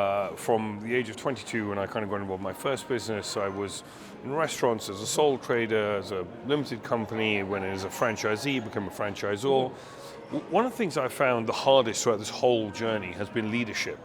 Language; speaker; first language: English; native; English